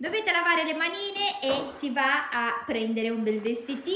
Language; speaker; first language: Italian; native; Italian